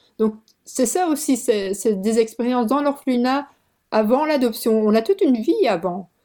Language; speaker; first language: French; early bilingual, other home language; Korean